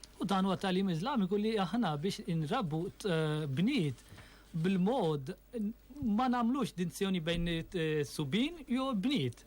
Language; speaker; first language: Maltese; non-native, fluent; Urdu